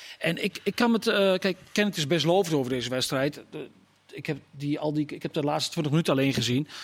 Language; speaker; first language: Dutch; native; Dutch